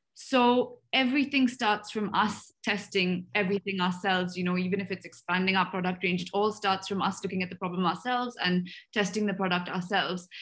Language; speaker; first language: English; native; English